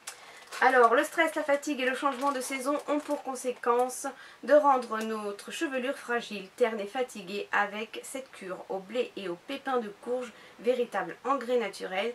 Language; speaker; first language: French; native; French